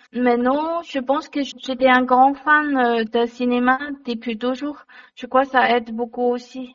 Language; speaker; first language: French; non-native, learner; Chinese